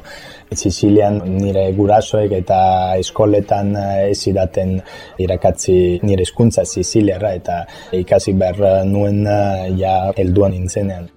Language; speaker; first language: Basque; non-native, fluent; Italian